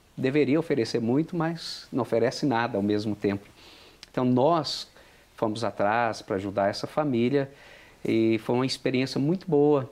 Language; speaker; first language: Portuguese; native; Portuguese